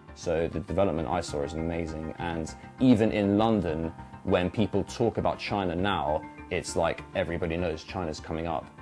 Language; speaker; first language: English; early bilingual, other home language; Chinese